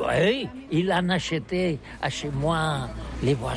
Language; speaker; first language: French; non-native, learner; Catalan